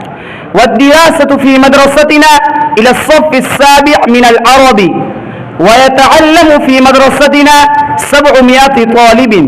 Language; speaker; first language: Arabic; non-native, learner; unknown